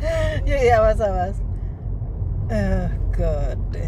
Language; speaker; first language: German; non-native, learner; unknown